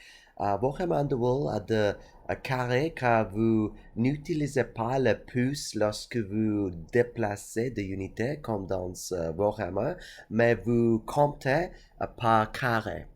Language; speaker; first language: French; non-native, learner; English